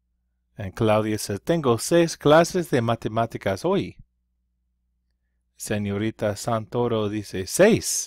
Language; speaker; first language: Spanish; non-native, fluent; English